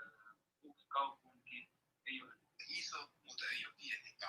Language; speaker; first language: Finnish; non-native, learner; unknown